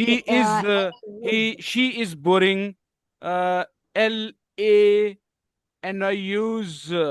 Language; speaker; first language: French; non-native, learner; Urdu